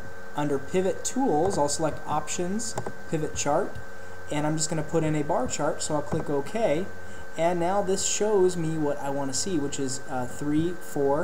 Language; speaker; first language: English; native; English